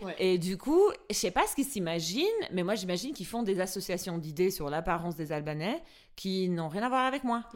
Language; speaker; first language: French; non-native, fluent; Albanian